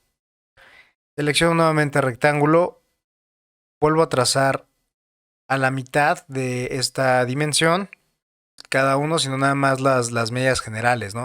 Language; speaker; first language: Spanish; native; Spanish